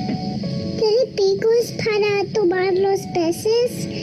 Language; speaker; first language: Spanish; non-native, learner; English